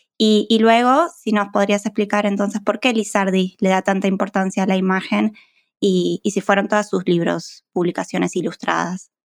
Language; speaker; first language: Spanish; native; Spanish